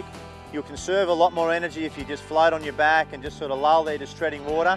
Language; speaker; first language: English; native; English